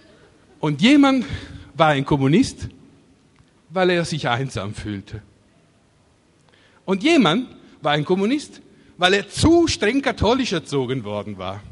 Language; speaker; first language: German; non-native, fluent; Italian